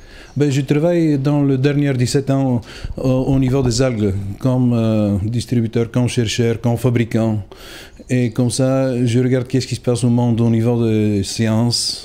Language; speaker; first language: French; non-native, fluent; Bulgarian